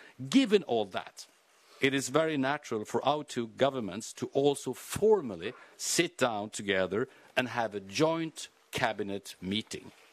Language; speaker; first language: English; non-native, fluent; Swedish